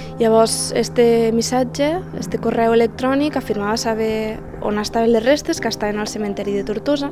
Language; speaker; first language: Catalan; native; Catalan